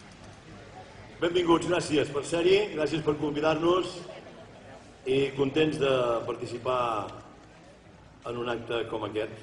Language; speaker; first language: Catalan; native; Catalan